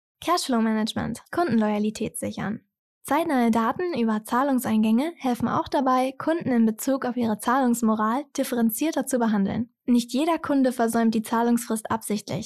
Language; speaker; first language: German; native; German